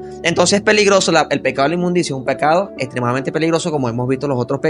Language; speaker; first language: Spanish; native; Spanish